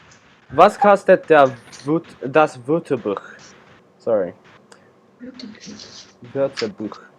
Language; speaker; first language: German; non-native, learner; English